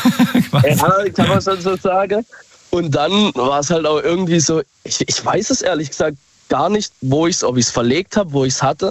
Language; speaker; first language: German; native; German